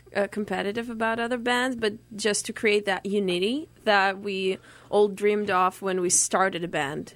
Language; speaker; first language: English; non-native, fluent; Russian